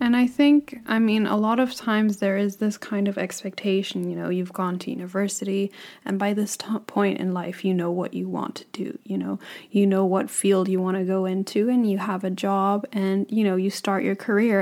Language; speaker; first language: English; non-native, local second language; Cantonese